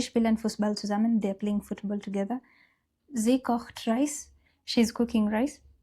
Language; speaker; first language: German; non-native, fluent; English